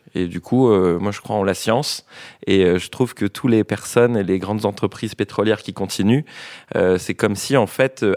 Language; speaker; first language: French; native; French